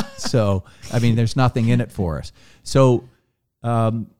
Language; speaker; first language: English; native; English